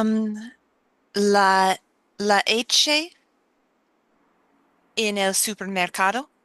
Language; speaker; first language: Spanish; non-native, learner; English